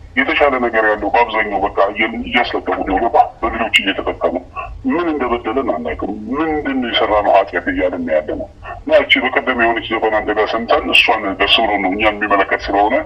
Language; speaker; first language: Amharic; native; Amharic